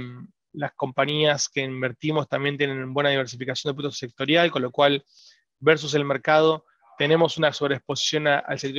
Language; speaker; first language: Spanish; native; Spanish